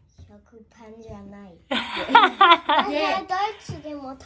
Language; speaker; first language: Japanese; early bilingual, heritage; Japanese